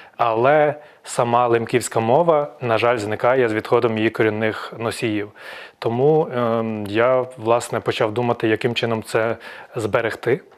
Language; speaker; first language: Ukrainian; native; Ukrainian